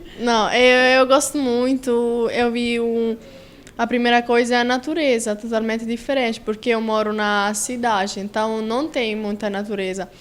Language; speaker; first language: Portuguese; non-native, learner; Italian